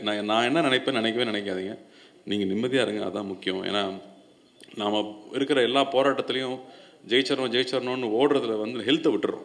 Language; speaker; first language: Tamil; native; Tamil